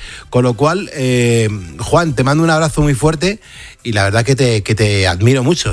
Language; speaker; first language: Spanish; native; Spanish